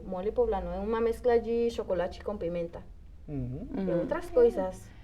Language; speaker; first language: Portuguese; non-native, fluent; Spanish